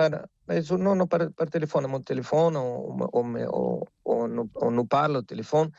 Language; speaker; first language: French; non-native, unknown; Spanish